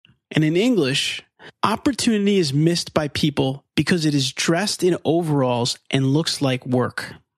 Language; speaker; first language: English; native; English